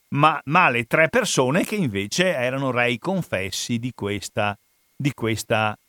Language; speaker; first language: Italian; native; Italian